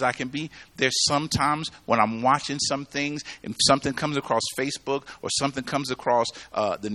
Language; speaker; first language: English; native; English